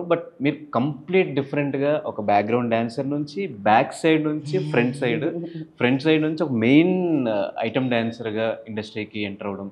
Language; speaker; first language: Telugu; native; Telugu